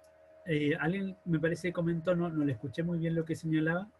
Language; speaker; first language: Spanish; native; Spanish